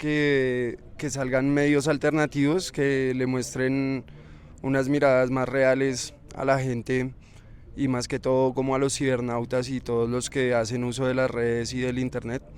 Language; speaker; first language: Spanish; native; Spanish